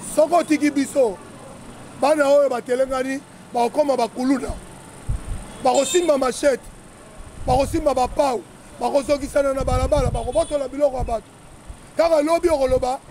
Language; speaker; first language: Lingala; native; Lingala